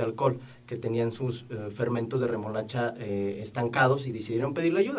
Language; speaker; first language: Spanish; native; Spanish